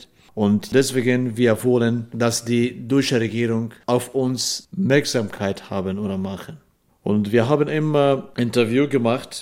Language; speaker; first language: German; non-native, learner; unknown